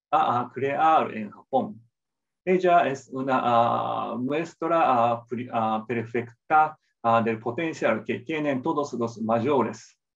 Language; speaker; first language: Spanish; non-native, fluent; Japanese